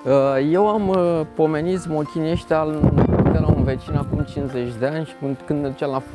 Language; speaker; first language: Romanian; native; Romanian